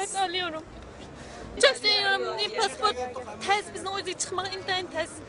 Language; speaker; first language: Turkish; non-native, learner; Uyghur